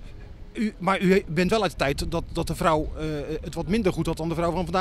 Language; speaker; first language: Dutch; native; Dutch